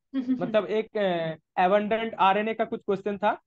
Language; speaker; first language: Hindi; non-native, local second language; Bangla